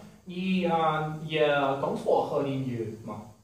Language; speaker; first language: Chinese; non-native, learner; Portuguese